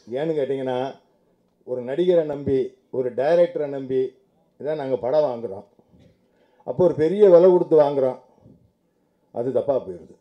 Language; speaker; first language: Tamil; native; Tamil